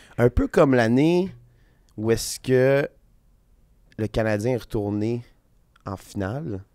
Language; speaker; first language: French; native; French